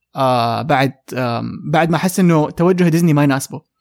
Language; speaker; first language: Arabic; native; Arabic